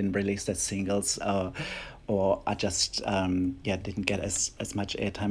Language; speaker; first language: English; non-native, fluent; German